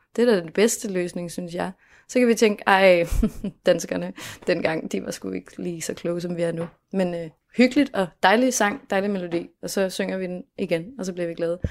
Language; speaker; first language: Danish; native; Danish